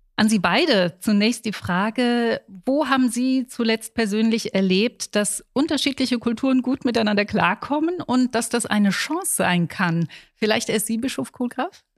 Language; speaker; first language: German; native; German